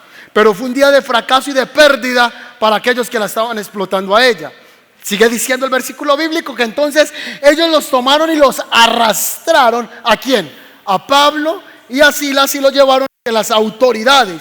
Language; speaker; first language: Spanish; native; Spanish